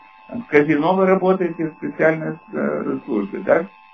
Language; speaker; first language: Russian; native; Russian